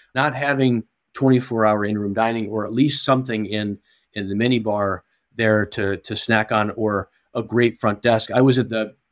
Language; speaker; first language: English; native; English